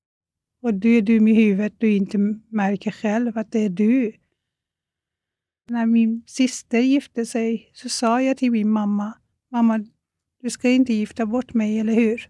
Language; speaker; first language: Swedish; non-native, fluent; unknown